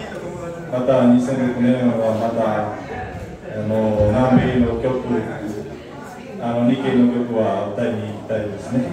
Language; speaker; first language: Japanese; non-native, learner; Spanish